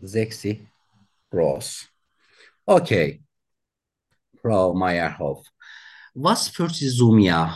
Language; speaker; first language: German; non-native, learner; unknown